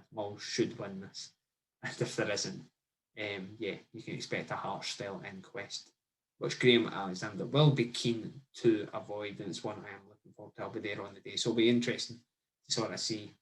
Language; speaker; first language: English; native; English